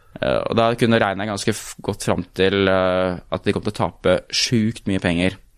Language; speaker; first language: Norwegian; native; Norwegian